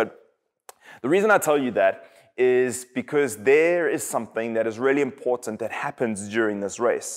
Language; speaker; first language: English; native; English